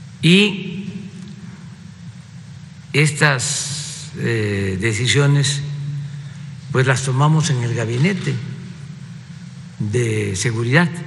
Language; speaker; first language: Spanish; native; Spanish